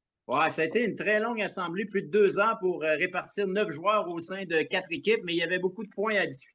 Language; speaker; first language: French; native; French